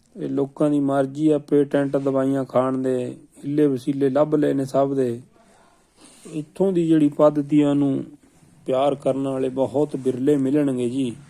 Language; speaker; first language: Punjabi; native; Punjabi